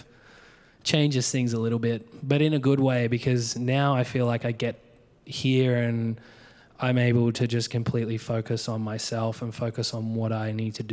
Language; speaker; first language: English; native; English